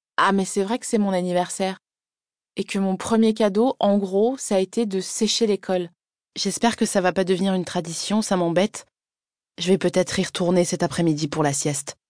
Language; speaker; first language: French; native; French